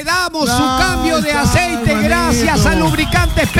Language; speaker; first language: Spanish; native; Spanish